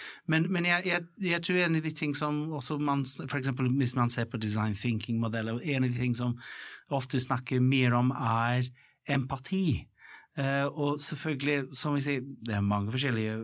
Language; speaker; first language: Norwegian; non-native, fluent; English